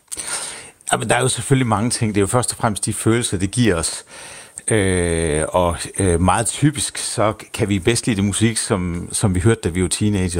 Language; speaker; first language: Danish; native; Danish